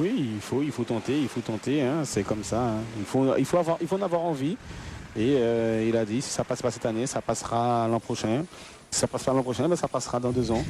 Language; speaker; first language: French; native; French